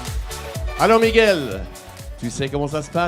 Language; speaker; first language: French; native; French